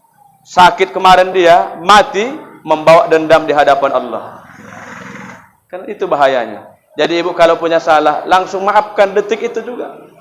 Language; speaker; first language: Indonesian; native; Indonesian